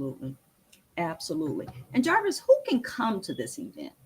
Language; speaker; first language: English; native; English